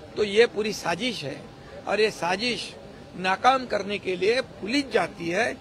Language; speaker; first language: Hindi; non-native, local second language; Marathi